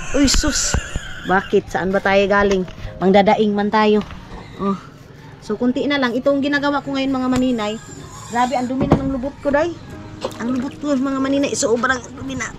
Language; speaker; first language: Filipino; non-native, local second language; Cebuano